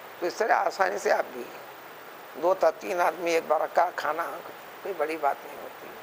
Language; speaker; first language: Urdu; native; Urdu